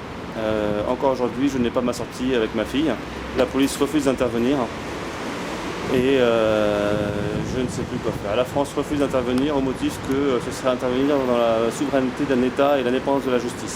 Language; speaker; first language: French; native; French